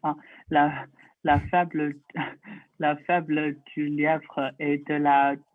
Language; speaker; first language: French; non-native, learner; Chinese